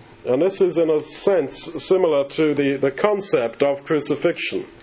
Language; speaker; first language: English; native; English